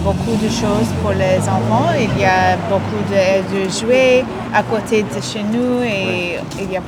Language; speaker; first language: French; non-native, learner; English